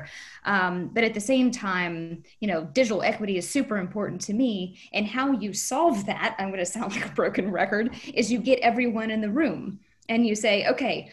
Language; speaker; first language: English; native; English